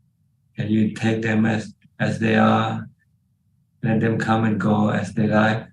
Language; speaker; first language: English; non-native, fluent; Thai